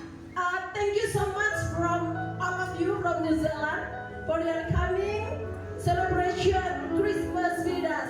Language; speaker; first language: English; non-native, learner; Indonesian